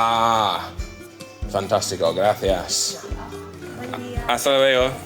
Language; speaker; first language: Spanish; non-native, learner; English